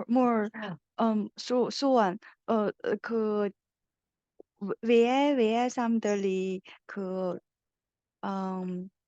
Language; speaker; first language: Korean; non-native, learner; Chinese